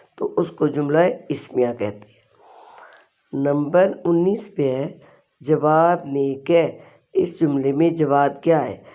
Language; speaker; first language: Urdu; non-native, local second language; Pashto